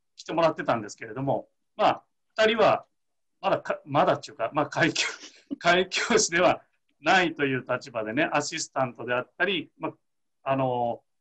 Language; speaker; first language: Japanese; native; Japanese